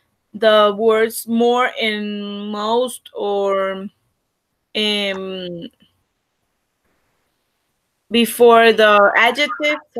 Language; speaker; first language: English; non-native, learner; Spanish